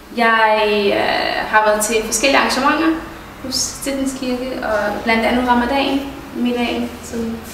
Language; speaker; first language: Danish; early bilingual, other home language; Somali